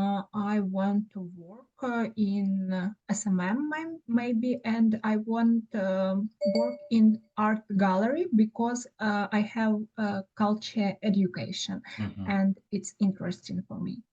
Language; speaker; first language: English; non-native, learner; Ukrainian